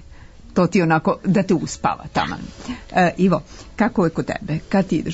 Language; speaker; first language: Serbian; native; Serbian